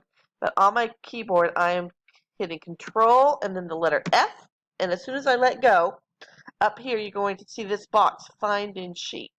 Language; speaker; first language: English; native; English